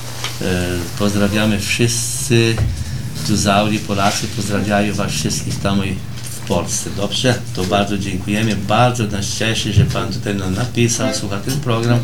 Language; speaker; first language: Polish; early bilingual, heritage; Portuguese